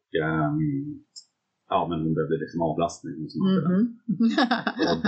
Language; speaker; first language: Swedish; native; Swedish